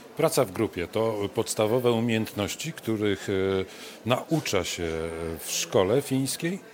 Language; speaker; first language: Polish; native; Polish